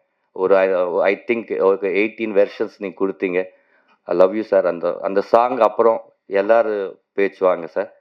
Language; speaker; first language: Tamil; non-native, learner; Telugu